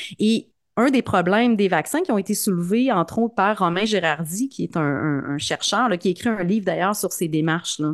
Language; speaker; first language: French; native; French